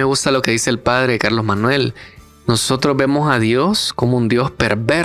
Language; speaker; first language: Spanish; native; Spanish